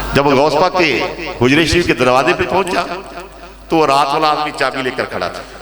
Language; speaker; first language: Urdu; non-native, local second language; Punjabi